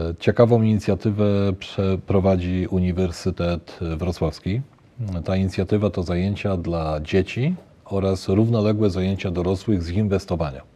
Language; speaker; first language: Polish; native; Polish